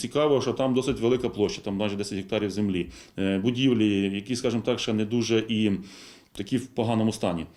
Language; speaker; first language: Ukrainian; native; Ukrainian